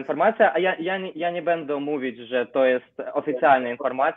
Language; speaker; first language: Polish; non-native, learner; Ukrainian